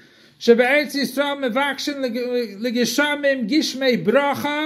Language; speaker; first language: Hebrew; non-native, fluent; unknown